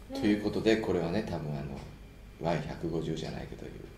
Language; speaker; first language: Japanese; native; Japanese